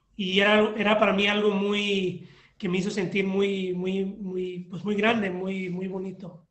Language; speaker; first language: Spanish; early bilingual, heritage; Spanish